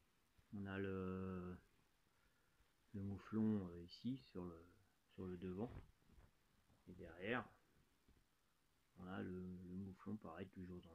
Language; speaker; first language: French; native; French